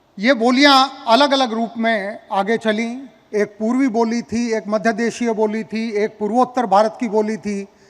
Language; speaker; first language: Hindi; native; Hindi